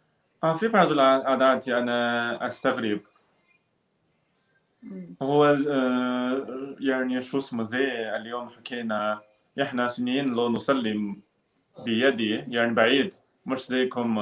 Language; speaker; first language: Arabic; non-native, learner; Chinese